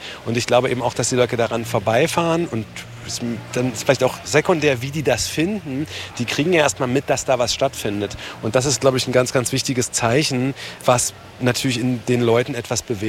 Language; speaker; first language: German; native; German